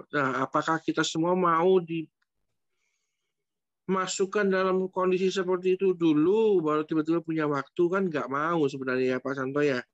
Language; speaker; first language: Indonesian; native; Indonesian